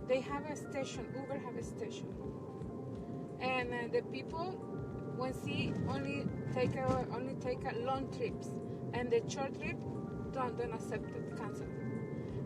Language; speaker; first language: English; non-native, learner; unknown